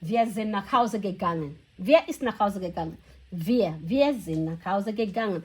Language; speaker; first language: German; non-native, fluent; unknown